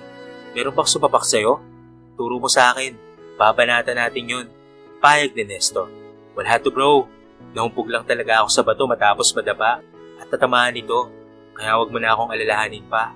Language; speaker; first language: Filipino; native; Filipino